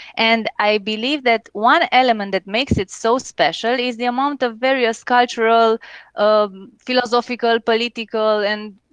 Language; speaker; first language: English; non-native, fluent; Romanian